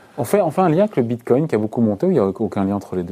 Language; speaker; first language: French; native; French